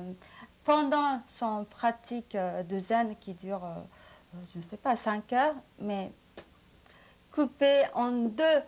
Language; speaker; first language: French; non-native, fluent; Japanese